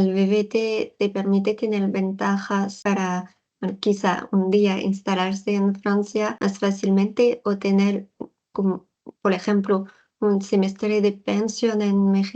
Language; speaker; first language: Spanish; non-native, fluent; French